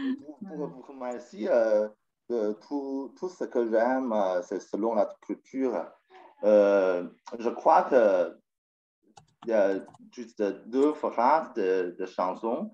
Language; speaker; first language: French; non-native, learner; Chinese